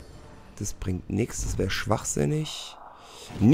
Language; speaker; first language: German; native; German